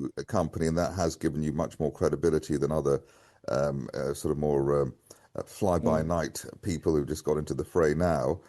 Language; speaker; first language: English; native; English